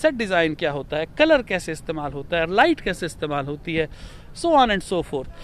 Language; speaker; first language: Urdu; non-native, local second language; Pashto